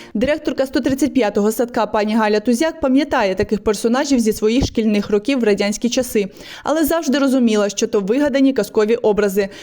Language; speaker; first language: Ukrainian; native; Ukrainian